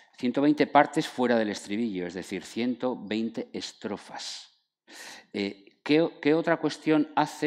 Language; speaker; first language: Spanish; native; Spanish